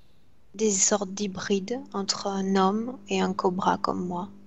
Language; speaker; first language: French; native; French